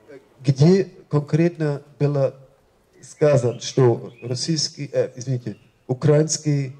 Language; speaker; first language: Russian; non-native, fluent; German